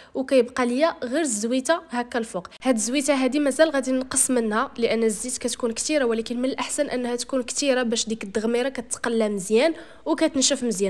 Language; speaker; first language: Arabic; native; Arabic